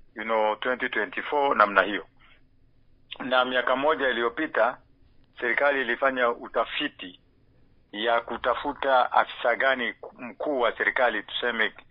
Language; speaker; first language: Swahili; non-native, local second language; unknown